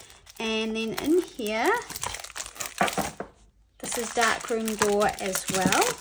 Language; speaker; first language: English; native; English